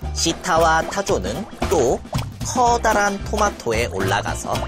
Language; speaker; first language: Korean; native; Korean